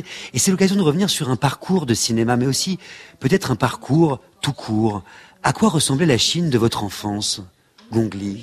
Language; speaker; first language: French; native; French